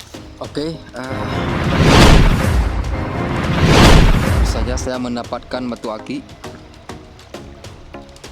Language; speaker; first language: Indonesian; non-native, local second language; Achinese